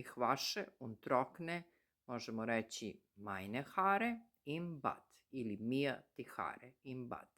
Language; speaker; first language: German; non-native, fluent; Serbian